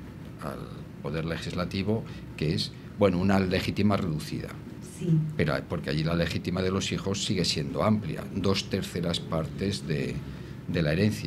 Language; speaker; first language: Spanish; native; Spanish